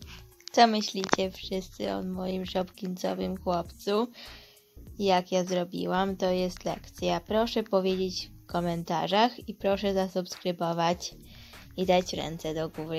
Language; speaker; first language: Polish; early bilingual, heritage; Polish